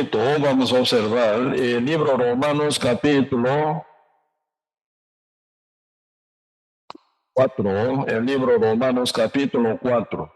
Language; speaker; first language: Spanish; non-native, learner; Korean